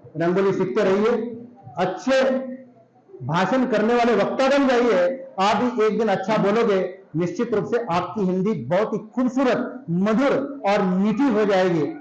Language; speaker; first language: Hindi; non-native, local second language; Marathi